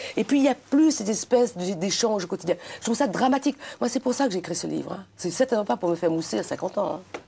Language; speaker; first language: French; non-native, local second language; Réunion Creole French